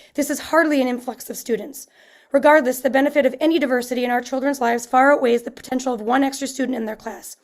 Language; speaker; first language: English; native; English